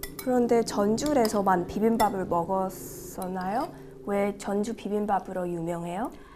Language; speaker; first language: Korean; non-native, fluent; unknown